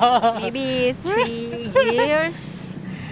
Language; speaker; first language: English; non-native, learner; Indonesian